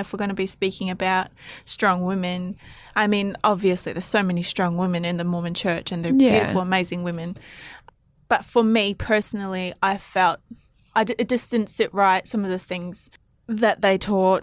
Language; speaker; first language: English; native; English